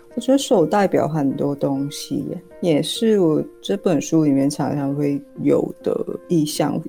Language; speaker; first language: Chinese; non-native, local second language; Cantonese